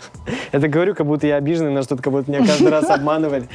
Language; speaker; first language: Russian; native; Russian